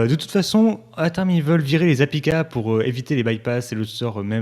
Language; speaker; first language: French; native; French